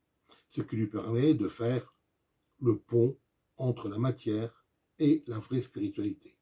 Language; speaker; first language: French; native; French